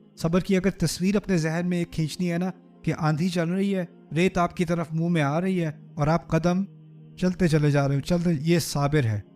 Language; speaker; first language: Urdu; native; Urdu